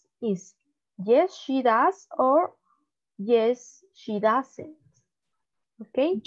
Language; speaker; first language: English; non-native, learner; Spanish